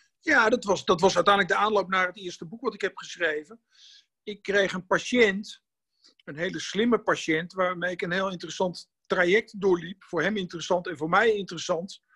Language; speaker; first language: Dutch; native; Dutch